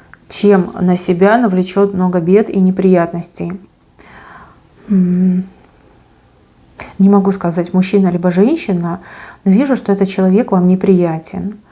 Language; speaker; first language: Russian; native; Russian